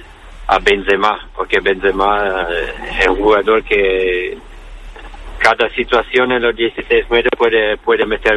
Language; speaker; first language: Spanish; non-native, learner; Italian